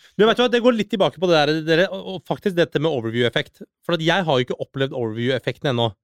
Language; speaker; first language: Norwegian; early bilingual, other home language; Persian